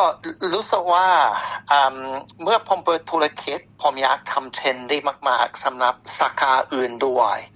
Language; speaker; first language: Thai; non-native, fluent; English